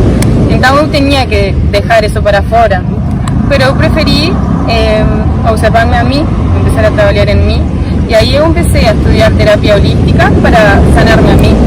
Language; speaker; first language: Portuguese; non-native, learner; Spanish